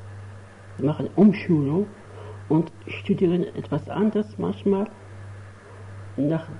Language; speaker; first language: German; non-native, fluent; Arabic